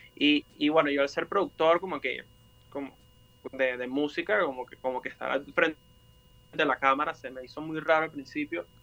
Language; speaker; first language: Spanish; native; Spanish